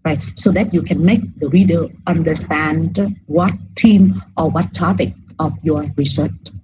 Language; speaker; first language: English; non-native, fluent; Vietnamese